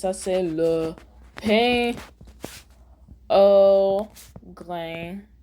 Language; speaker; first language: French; non-native, learner; English